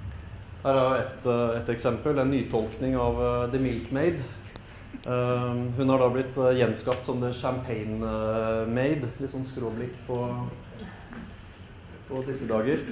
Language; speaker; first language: Norwegian; native; Norwegian